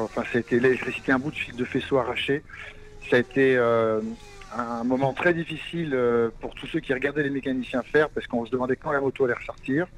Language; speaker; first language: French; native; French